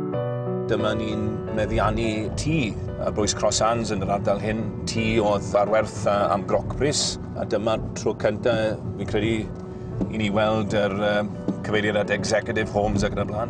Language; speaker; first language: Welsh; native; Welsh